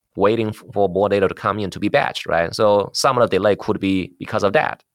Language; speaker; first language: English; non-native, fluent; Chinese